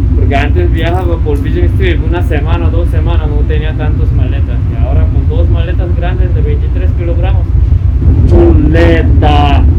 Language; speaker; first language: Spanish; non-native, fluent; Korean